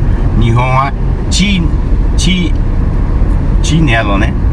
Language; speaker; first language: Japanese; non-native, learner; Portuguese